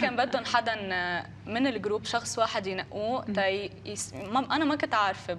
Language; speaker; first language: Arabic; native; Arabic